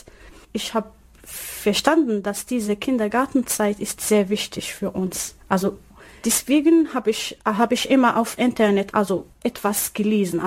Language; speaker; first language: German; non-native, learner; Arabic